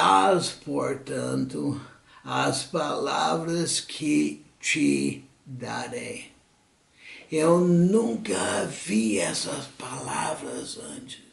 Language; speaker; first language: Portuguese; non-native, fluent; English